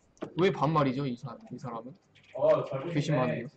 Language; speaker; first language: Korean; native; Korean